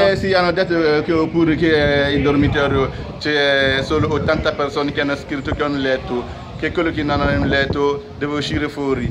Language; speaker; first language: Italian; non-native, learner; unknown